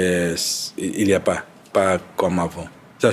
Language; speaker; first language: French; non-native, fluent; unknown